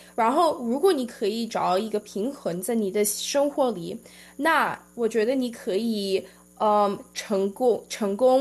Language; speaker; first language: Chinese; early bilingual, heritage; Chinese